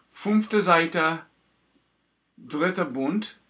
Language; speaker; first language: German; non-native, learner; English